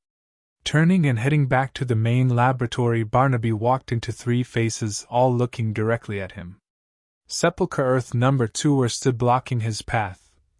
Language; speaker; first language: English; native; English